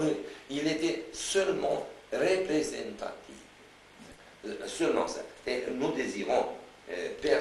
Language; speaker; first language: French; non-native, fluent; Romanian